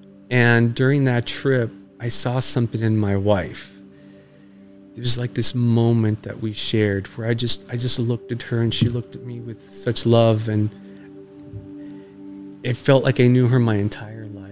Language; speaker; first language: English; early bilingual, other home language; Spanish